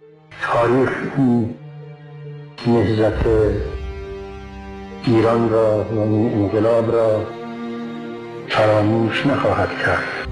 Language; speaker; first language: Persian; native; Persian